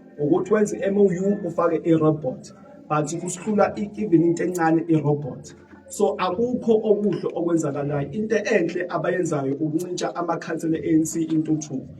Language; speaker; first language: Zulu; native; Zulu